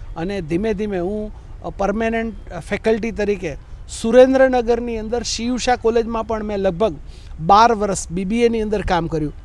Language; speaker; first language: Gujarati; native; Gujarati